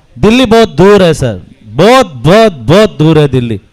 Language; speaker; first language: Hindi; non-native, local second language; Marathi